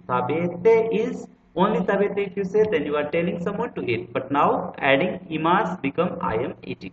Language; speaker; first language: English; non-native, local second language; Nepali